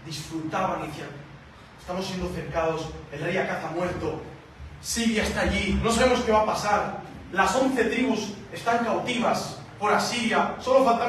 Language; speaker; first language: Spanish; native; Spanish